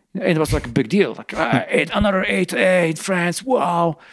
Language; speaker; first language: English; non-native, fluent; Polish